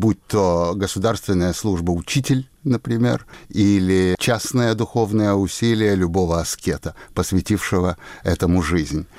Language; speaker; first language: Russian; native; Russian